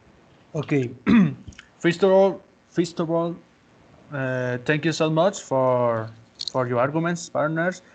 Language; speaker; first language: English; non-native, learner; Spanish